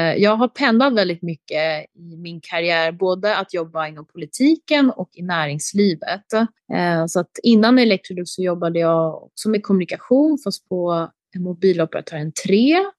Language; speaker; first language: Swedish; early bilingual, other home language; Albanian